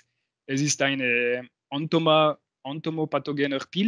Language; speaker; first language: German; non-native, local second language; French